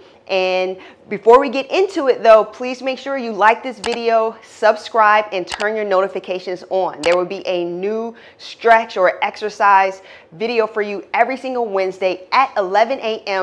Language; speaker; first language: English; native; English